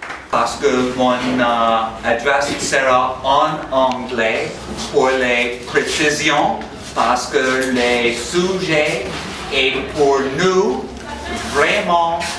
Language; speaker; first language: French; non-native, learner; English